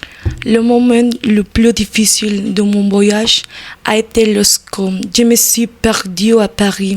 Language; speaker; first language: French; non-native, learner; Spanish